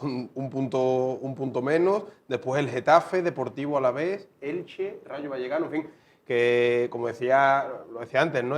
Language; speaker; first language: Spanish; native; Spanish